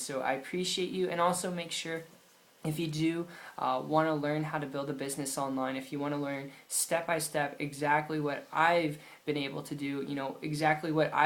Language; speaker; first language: English; native; English